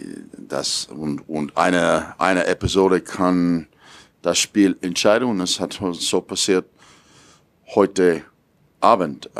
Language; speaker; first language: German; non-native, learner; English